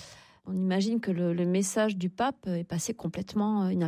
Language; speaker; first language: French; native; French